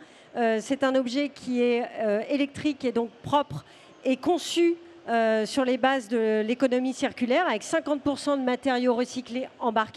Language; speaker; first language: French; native; French